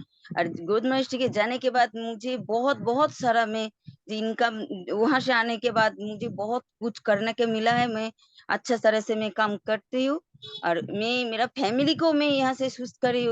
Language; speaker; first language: Hindi; non-native, local second language; Bangla